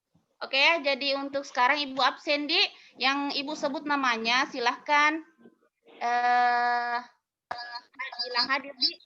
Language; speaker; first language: Indonesian; non-native, local second language; Buginese